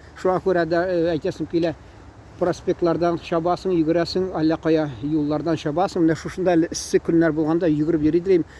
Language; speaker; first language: Tatar; early bilingual, heritage; Tatar